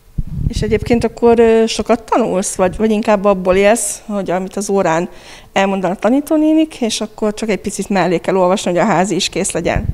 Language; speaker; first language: Hungarian; native; Hungarian